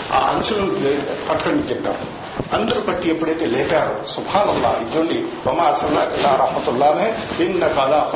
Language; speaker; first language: Telugu; non-native, local second language; Urdu